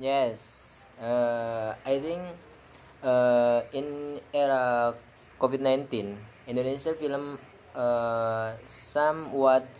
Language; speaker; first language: English; non-native, learner; Indonesian